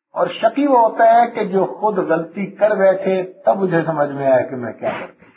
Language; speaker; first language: Urdu; non-native, local second language; Punjabi